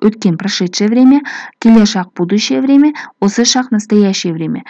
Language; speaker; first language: Russian; non-native, local second language; Kazakh